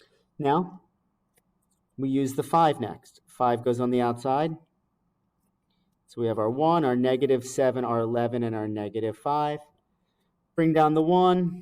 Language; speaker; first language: English; native; English